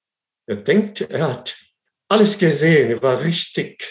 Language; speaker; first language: German; non-native, fluent; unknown